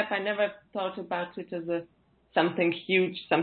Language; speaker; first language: English; non-native, fluent; Russian